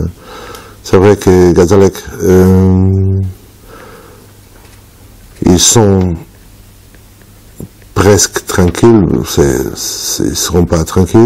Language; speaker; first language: French; non-native, fluent; Portuguese